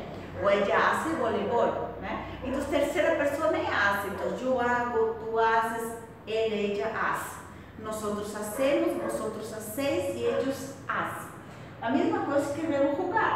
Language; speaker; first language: Spanish; non-native, fluent; Portuguese